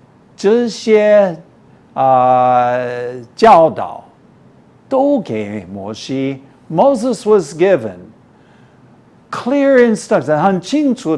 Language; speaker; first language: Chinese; non-native, fluent; English